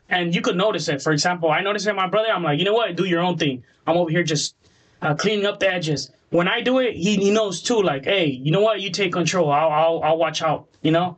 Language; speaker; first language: English; early bilingual, other home language; Spanish